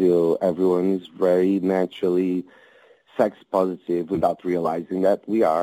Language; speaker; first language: English; non-native, fluent; Portuguese